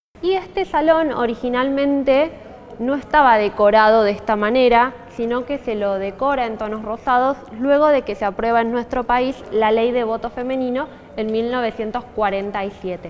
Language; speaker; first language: Spanish; native; Spanish